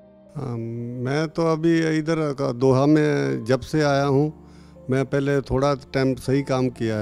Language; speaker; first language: Hindi; non-native, local second language; Malayalam